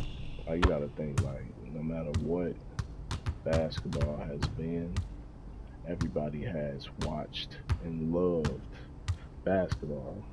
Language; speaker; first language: English; native; English